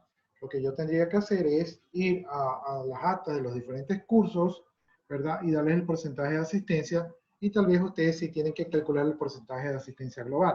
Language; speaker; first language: Spanish; native; Spanish